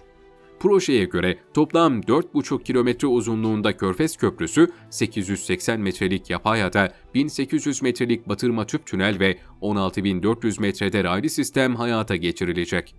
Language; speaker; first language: Turkish; native; Turkish